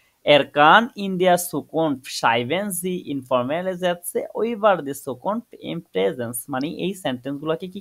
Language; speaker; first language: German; non-native, fluent; Bangla